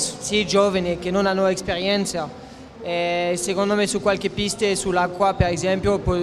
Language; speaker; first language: Italian; non-native, fluent; French